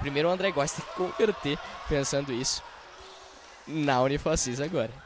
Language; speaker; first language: Portuguese; native; Portuguese